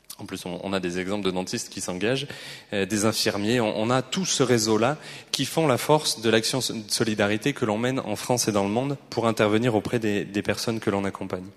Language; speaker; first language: French; native; French